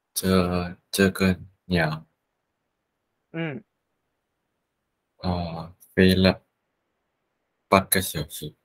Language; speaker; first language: Chinese; non-native, learner; Vietnamese